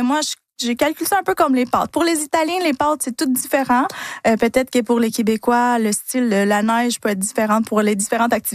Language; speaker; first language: French; non-native, fluent; Spanish